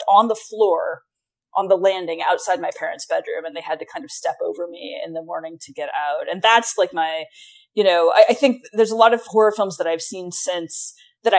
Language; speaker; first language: English; native; English